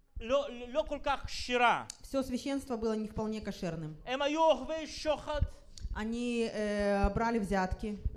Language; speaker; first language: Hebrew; non-native, fluent; Russian